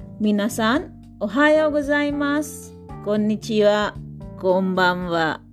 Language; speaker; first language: Japanese; non-native, learner; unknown